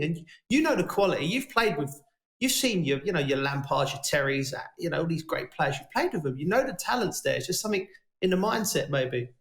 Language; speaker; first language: English; native; English